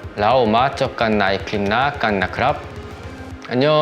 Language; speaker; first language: Thai; non-native, learner; Korean